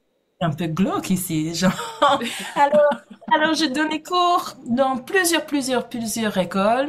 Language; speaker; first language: French; non-native, fluent; English